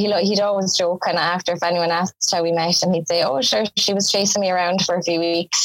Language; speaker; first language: English; native; English